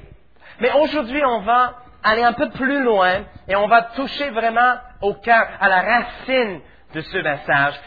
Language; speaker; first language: French; native; French